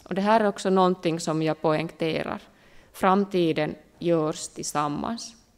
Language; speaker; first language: Swedish; non-native, local second language; Finnish